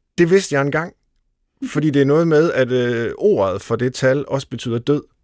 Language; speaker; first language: Danish; native; Danish